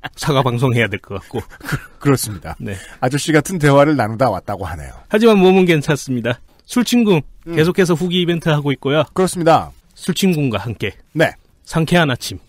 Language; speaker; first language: Korean; native; Korean